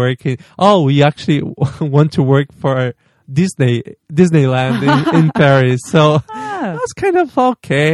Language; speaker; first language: English; non-native, fluent; Portuguese